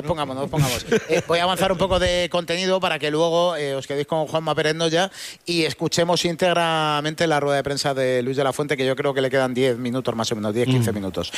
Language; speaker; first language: Spanish; native; Spanish